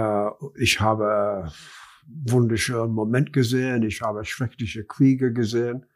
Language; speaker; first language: German; non-native, learner; English